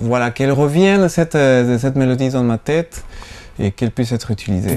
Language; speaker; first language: French; non-native, fluent; Spanish